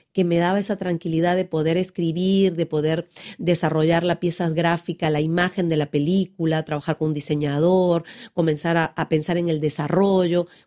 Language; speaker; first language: Spanish; native; Spanish